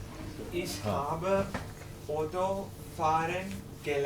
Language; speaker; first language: German; non-native, learner; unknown